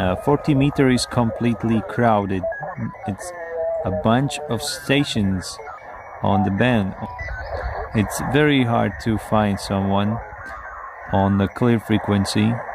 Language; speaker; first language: English; non-native, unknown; Slovak